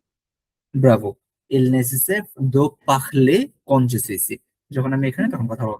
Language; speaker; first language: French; non-native, learner; Bangla